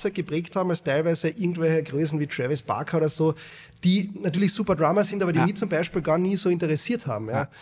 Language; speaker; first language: German; native; German